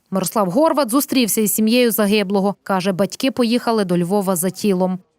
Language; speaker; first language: Ukrainian; native; Ukrainian